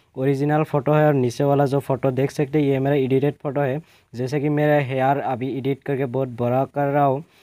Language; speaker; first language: Hindi; non-native, local second language; Assamese